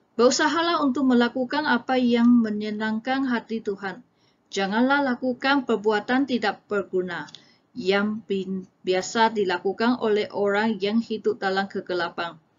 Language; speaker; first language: Malay; non-native, local second language; Chinese